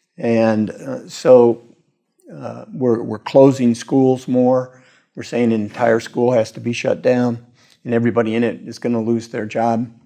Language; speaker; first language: English; native; English